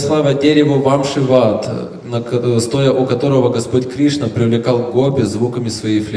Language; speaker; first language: Russian; native; Russian